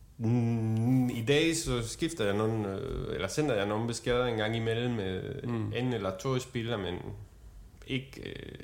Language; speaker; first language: Danish; non-native, fluent; Spanish